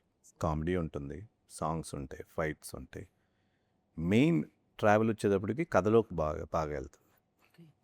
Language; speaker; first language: Telugu; native; Telugu